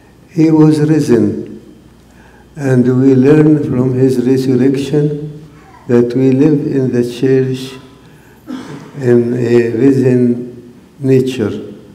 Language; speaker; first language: English; non-native, fluent; Arabic